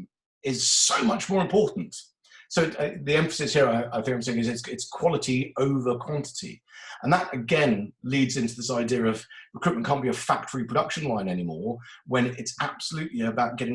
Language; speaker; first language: English; native; English